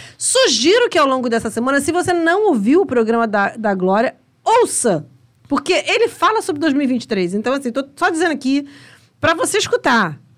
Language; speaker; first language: Portuguese; native; Portuguese